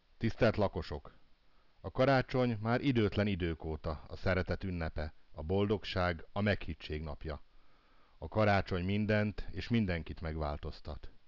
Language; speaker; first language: Hungarian; native; Hungarian